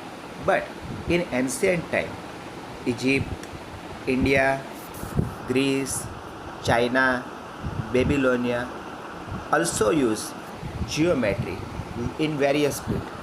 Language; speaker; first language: English; non-native, local second language; Gujarati